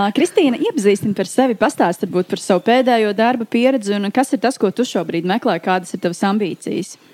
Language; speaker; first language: Latvian; native; Latvian